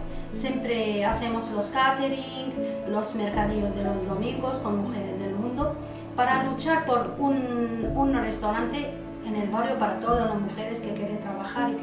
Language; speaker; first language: Spanish; non-native, local second language; Arabic